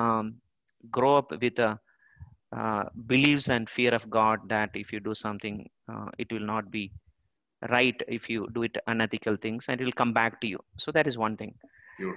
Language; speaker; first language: English; non-native, local second language; Malayalam